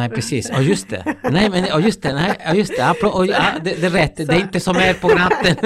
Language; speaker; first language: Swedish; non-native, fluent; Spanish